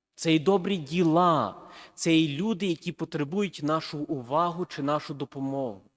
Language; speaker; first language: Ukrainian; early bilingual, heritage; Ukrainian